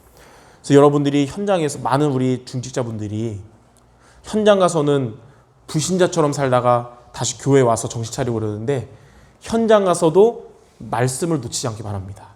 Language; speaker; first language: Korean; native; Korean